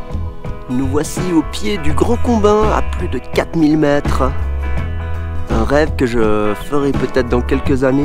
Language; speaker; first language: French; native; French